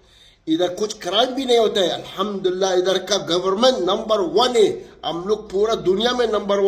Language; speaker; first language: Hindi; non-native, learner; Arabic